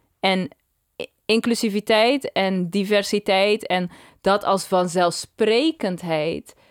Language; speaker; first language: Dutch; non-native, local second language; Papiamento